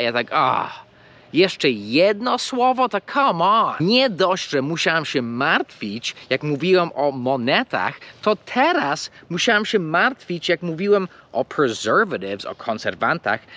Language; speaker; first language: Polish; early bilingual, heritage; English